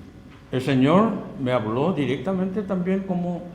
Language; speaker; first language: Spanish; non-native, fluent; Korean